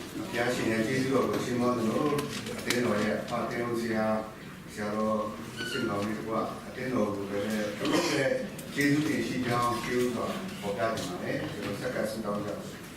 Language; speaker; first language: Burmese; non-native, local second language; Kachin